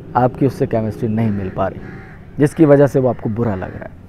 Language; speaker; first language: Urdu; non-native, local second language; Punjabi